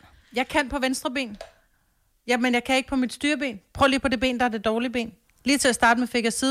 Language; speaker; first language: Danish; native; Danish